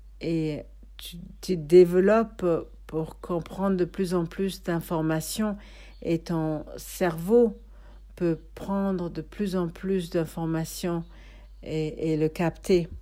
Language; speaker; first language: French; non-native, fluent; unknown